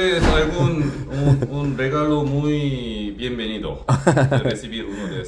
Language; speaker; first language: Spanish; non-native, learner; Korean